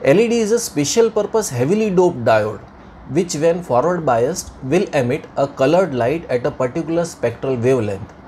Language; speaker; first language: English; non-native, local second language; Gujarati